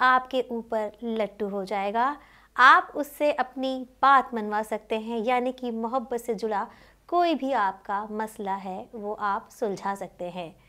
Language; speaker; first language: Hindi; native; Hindi